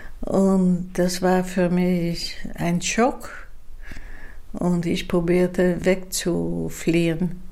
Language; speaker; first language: German; non-native, fluent; Dutch